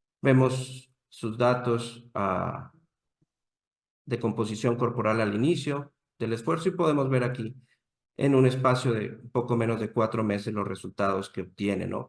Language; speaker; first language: Spanish; native; Spanish